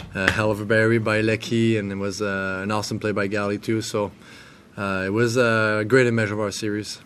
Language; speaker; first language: English; non-native, fluent; French